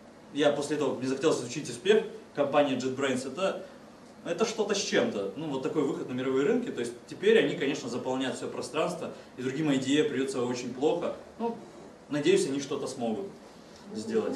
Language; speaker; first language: Russian; native; Russian